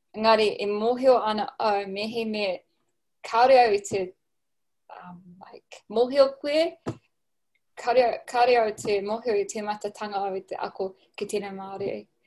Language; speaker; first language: Māori; non-native, local second language; English